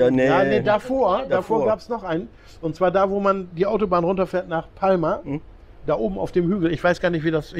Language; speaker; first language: German; native; German